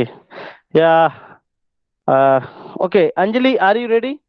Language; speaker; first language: English; non-native, local second language; Hindi